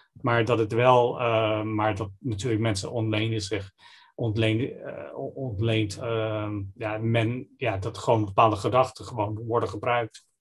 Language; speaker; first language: Dutch; non-native, fluent; English